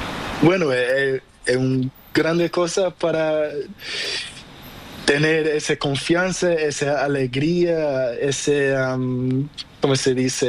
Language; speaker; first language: Spanish; non-native, learner; Portuguese